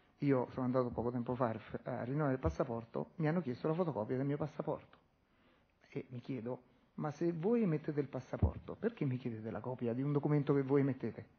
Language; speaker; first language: Italian; native; Italian